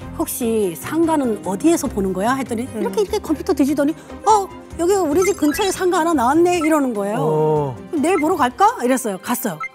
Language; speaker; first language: Korean; native; Korean